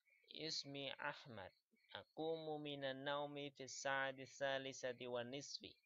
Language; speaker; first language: Arabic; non-native, fluent; Indonesian